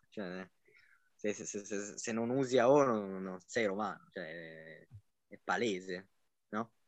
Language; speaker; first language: Italian; native; Italian